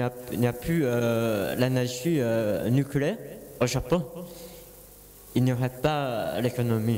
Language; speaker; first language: French; non-native, learner; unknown